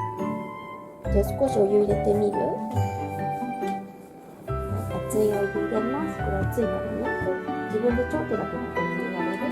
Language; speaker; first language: Japanese; native; Japanese